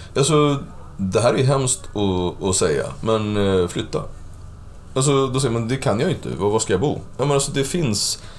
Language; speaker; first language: Swedish; native; Swedish